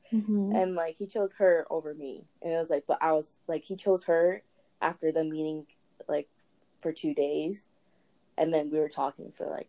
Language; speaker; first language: English; native; English